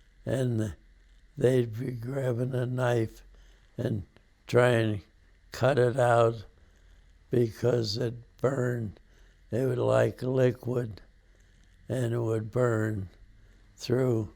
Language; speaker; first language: English; native; English